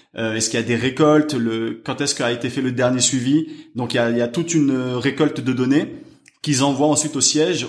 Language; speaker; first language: French; native; French